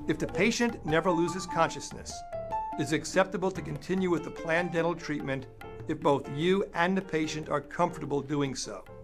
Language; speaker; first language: English; native; English